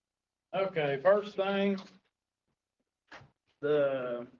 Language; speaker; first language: English; native; English